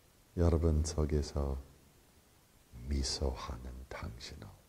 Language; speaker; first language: Korean; non-native, fluent; English